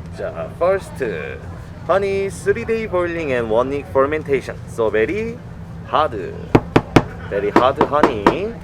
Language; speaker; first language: English; non-native, learner; Korean